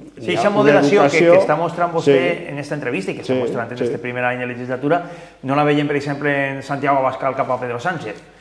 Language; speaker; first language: Catalan; native; Catalan